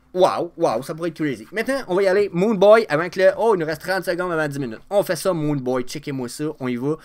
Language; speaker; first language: French; native; French